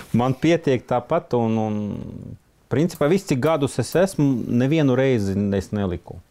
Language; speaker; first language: Latvian; early bilingual, other home language; Ukrainian